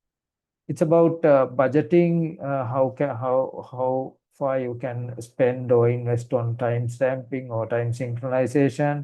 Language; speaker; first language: English; non-native, fluent; Sinhala